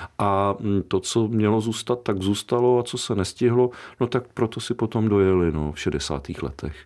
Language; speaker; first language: Czech; native; Czech